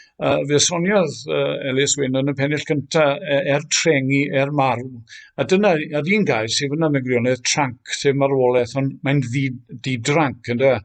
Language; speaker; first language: Welsh; native; Welsh